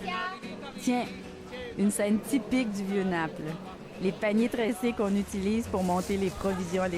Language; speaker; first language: French; native; French